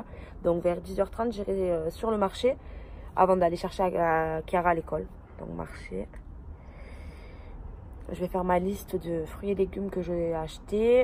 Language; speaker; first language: French; native; French